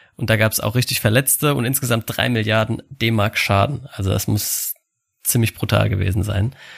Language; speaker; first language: German; native; German